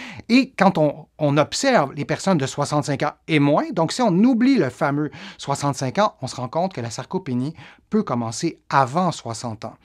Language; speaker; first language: French; native; French